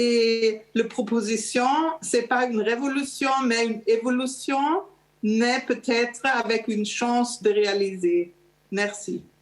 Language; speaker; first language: French; non-native, fluent; German